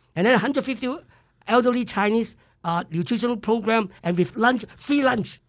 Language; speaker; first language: English; non-native, local second language; Cantonese